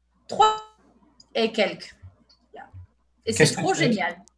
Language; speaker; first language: French; non-native, fluent; Spanish